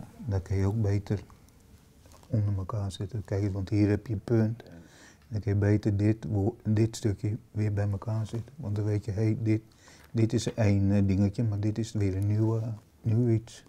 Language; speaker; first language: Dutch; native; Dutch